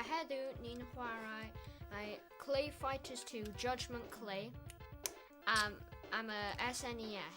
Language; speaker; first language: Welsh; non-native, local second language; English